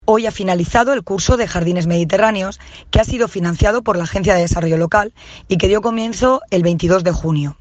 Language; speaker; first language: Spanish; native; Spanish